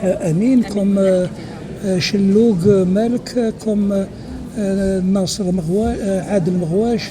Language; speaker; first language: French; non-native, local second language; Arabic